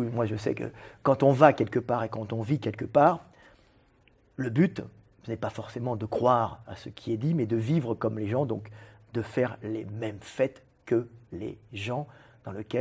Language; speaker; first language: French; native; French